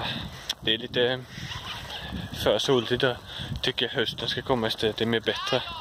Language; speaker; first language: Swedish; native; Swedish